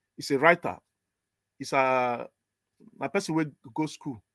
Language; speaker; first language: English; non-native, local second language; Igbo